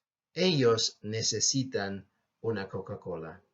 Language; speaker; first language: Spanish; non-native, fluent; English